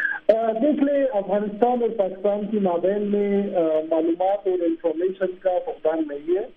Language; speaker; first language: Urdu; non-native, fluent; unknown